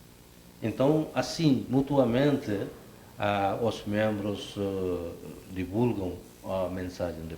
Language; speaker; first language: Portuguese; non-native, fluent; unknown